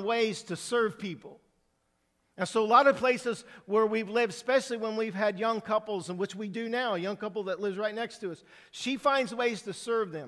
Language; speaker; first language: English; native; English